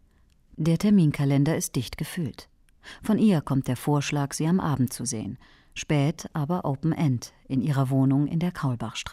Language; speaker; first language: German; native; German